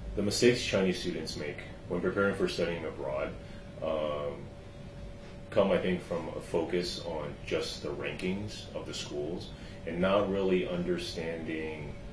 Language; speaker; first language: English; early bilingual, other home language; Chinese